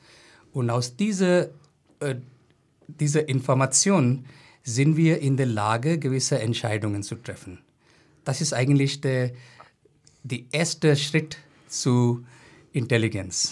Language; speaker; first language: German; non-native, fluent; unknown